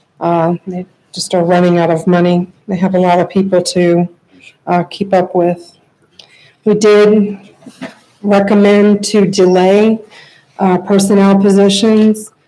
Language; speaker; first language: English; native; English